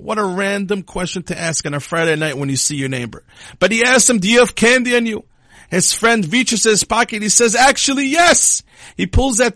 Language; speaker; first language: English; non-native, fluent; Hebrew